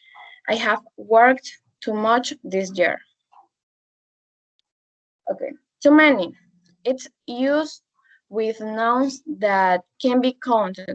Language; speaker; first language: English; non-native, learner; Spanish